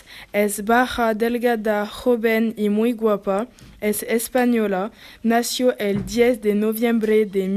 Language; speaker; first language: Spanish; non-native, learner; French